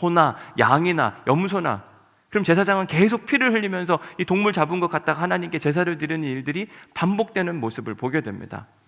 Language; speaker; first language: Korean; native; Korean